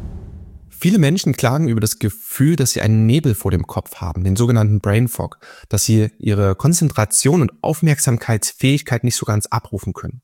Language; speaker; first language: German; native; German